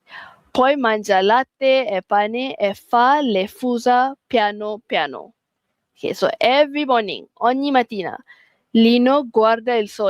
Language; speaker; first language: Italian; non-native, fluent; Malay